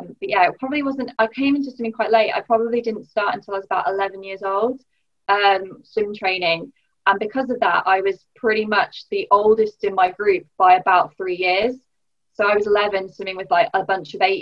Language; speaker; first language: English; native; English